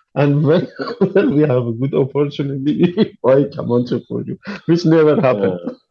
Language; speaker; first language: English; non-native, fluent; Persian